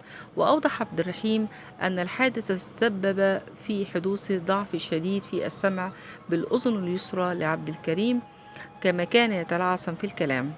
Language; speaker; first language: Arabic; native; Arabic